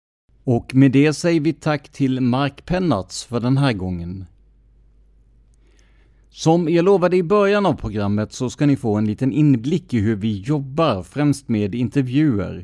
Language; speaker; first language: Swedish; native; Swedish